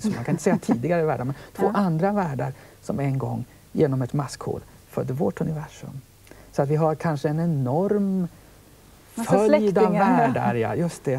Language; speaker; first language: Swedish; native; Swedish